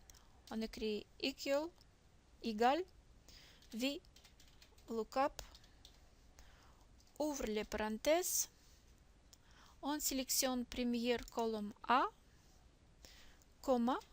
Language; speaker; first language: French; non-native, learner; Russian